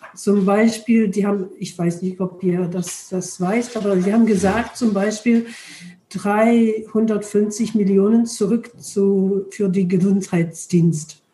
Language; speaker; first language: German; non-native, learner; English